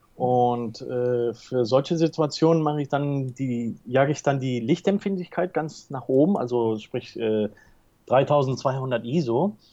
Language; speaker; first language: German; early bilingual, heritage; Spanish